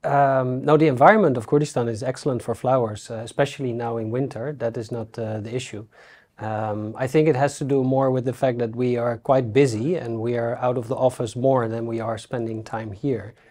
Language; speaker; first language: English; non-native, fluent; Dutch